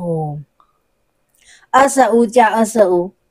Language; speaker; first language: Chinese; non-native, learner; Indonesian